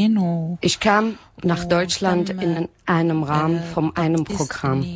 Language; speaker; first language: German; non-native, learner; Arabic